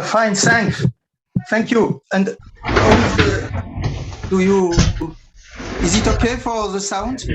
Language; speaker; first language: English; non-native, fluent; French